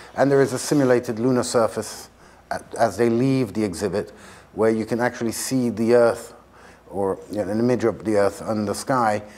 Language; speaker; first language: English; native; English